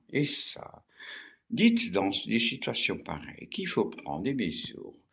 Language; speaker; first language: French; non-native, fluent; Portuguese